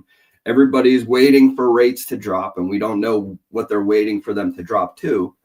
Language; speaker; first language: English; native; English